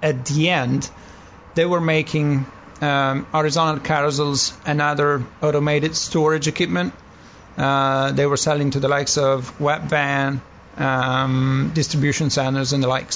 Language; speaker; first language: English; non-native, fluent; Italian